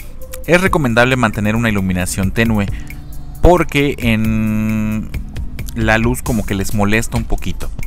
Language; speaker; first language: Spanish; native; Spanish